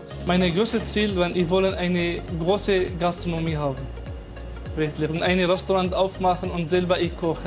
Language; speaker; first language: German; non-native, learner; Arabic